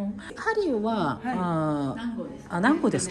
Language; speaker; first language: Japanese; non-native, learner; Korean